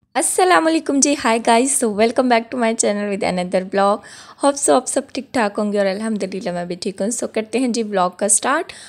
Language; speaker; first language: Urdu; non-native, local second language; Punjabi